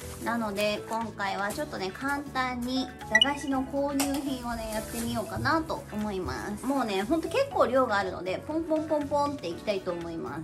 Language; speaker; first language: Japanese; native; Japanese